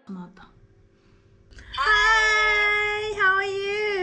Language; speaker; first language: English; non-native, learner; Korean